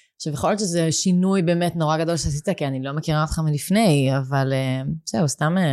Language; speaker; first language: Hebrew; native; Hebrew